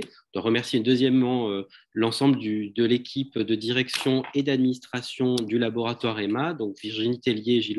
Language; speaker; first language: French; native; French